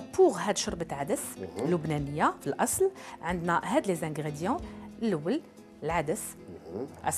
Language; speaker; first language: Arabic; native; Arabic